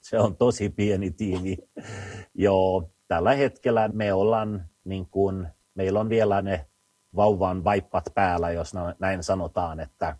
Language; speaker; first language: Finnish; early bilingual, heritage; Finnish